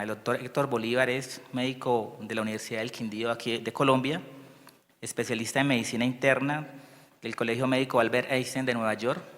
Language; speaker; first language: Spanish; native; Spanish